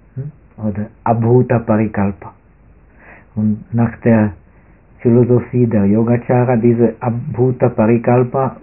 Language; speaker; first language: German; non-native, fluent; Czech